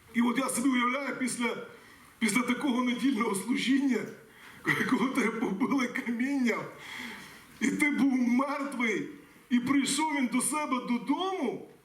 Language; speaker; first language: Ukrainian; non-native, local second language; Russian